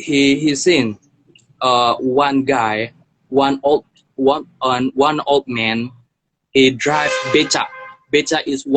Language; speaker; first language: English; non-native, learner; Indonesian